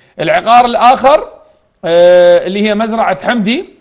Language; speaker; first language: Arabic; native; Arabic